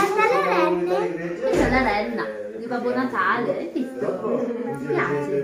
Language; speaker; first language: Italian; native; Italian